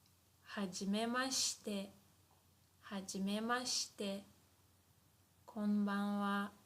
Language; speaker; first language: Japanese; non-native, fluent; English